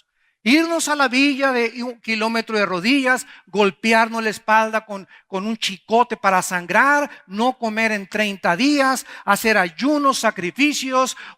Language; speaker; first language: Spanish; native; Spanish